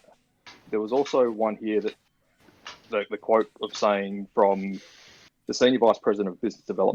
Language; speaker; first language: English; native; English